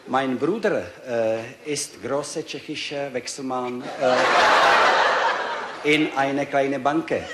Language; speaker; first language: German; non-native, learner; Czech